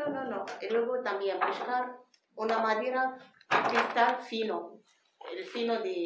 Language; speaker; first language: Spanish; non-native, learner; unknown